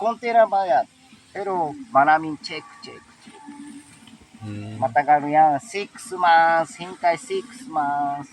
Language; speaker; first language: Filipino; non-native, learner; Japanese